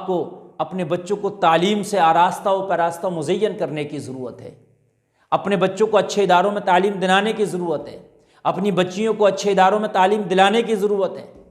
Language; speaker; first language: Urdu; native; Urdu